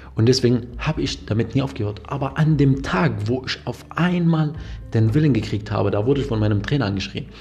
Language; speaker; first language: German; non-native, fluent; Arabic